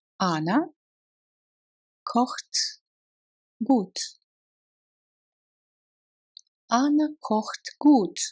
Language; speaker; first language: German; non-native, fluent; Russian